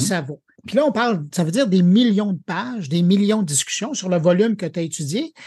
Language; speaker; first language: French; native; French